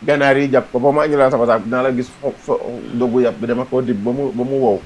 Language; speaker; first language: Wolof; non-native, local second language; Serer